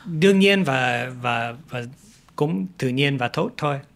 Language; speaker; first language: Vietnamese; non-native, fluent; English